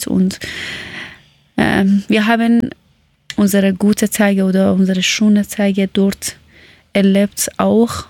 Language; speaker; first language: German; early bilingual, other home language; Persian